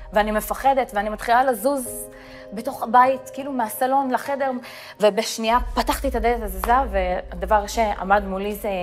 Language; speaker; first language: Hebrew; early bilingual, other home language; Russian